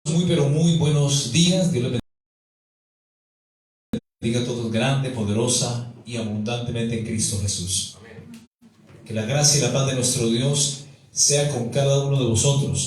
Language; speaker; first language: Spanish; native; Spanish